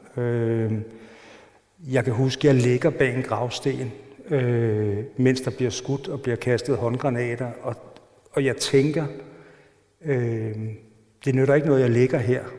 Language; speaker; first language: Danish; native; Danish